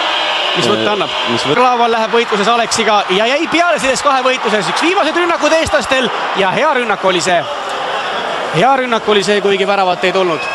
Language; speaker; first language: Estonian; native; Estonian